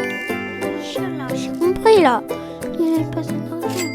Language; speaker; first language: French; native; French